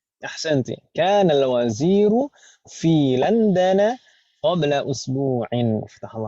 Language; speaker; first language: Arabic; non-native, fluent; Indonesian